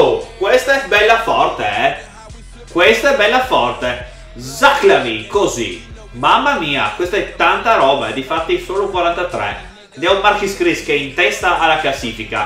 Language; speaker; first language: Italian; native; Italian